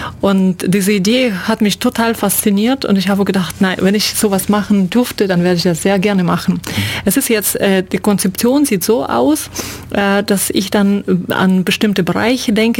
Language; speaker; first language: German; non-native, fluent; Russian